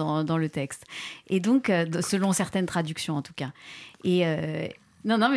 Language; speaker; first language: French; native; French